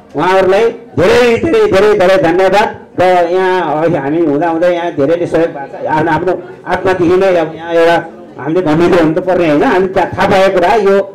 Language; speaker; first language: Nepali; non-native, local second language; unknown